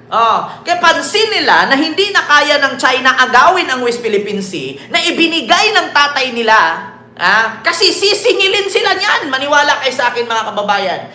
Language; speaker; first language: Filipino; native; Filipino